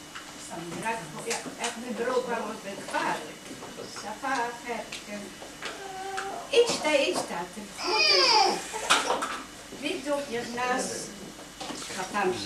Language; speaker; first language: Hebrew; non-native, fluent; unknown